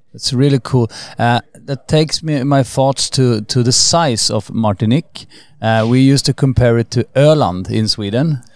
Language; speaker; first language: English; non-native, fluent; Swedish